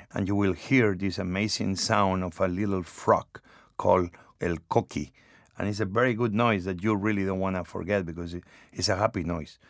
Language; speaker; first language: English; non-native, fluent; Spanish